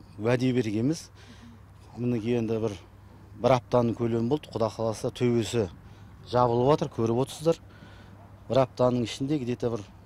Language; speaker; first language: Kazakh; native; Kazakh